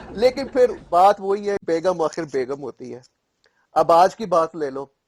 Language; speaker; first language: Urdu; non-native, local second language; Punjabi